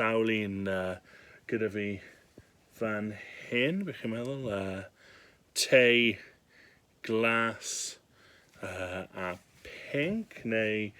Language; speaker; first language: Welsh; native; Welsh